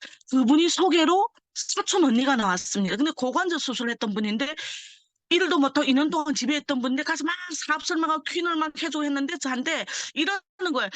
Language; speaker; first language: Korean; early bilingual, heritage; Korean